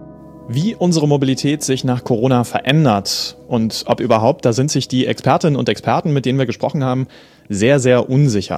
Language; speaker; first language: German; native; German